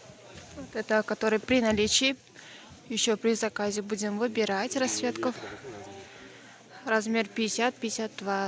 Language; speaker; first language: Russian; non-native, local second language; Kyrgyz